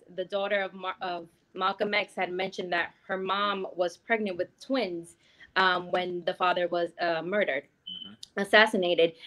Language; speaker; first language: English; native; English